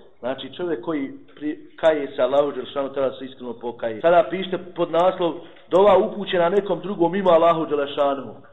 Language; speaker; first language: Bosnian; native; Bosnian